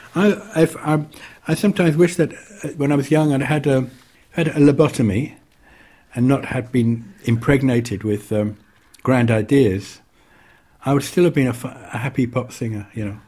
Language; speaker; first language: English; native; English